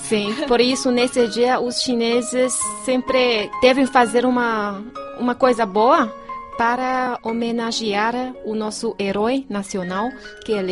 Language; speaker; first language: Portuguese; non-native, fluent; Chinese